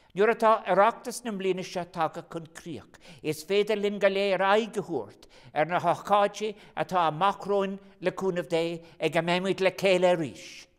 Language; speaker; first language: Irish; non-native, local second language; English